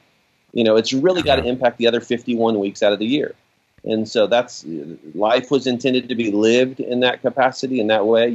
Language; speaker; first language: English; native; English